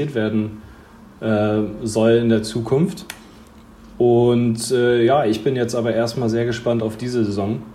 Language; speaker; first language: German; native; German